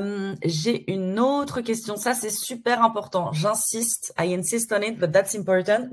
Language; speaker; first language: French; native; French